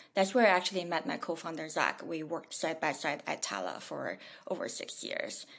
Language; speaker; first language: English; non-native, fluent; Chinese